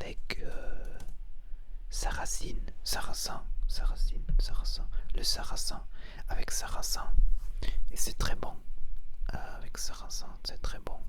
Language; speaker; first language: French; non-native, learner; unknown